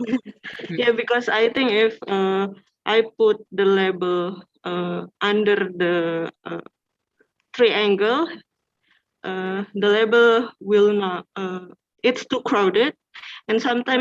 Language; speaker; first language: English; non-native, fluent; Indonesian